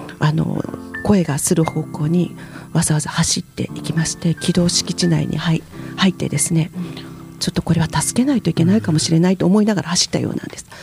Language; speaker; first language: Japanese; native; Japanese